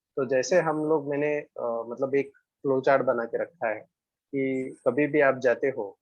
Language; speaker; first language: Hindi; non-native, local second language; Marathi